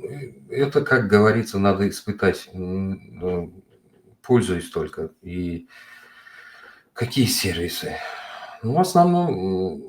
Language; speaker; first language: Russian; non-native, local second language; Uzbek